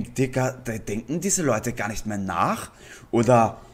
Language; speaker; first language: German; native; German